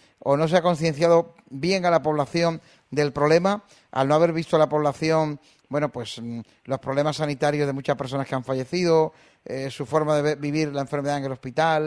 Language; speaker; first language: Spanish; native; Spanish